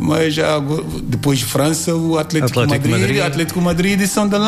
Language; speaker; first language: Portuguese; non-native, learner; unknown